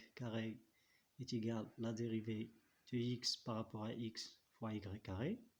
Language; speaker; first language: French; non-native, local second language; Arabic